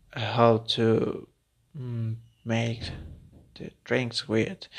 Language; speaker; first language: English; non-native, learner; Spanish